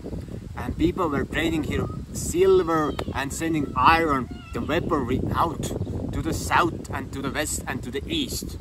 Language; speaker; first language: English; non-native, fluent; Estonian